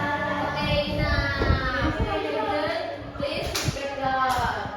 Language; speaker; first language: English; non-native, learner; Indonesian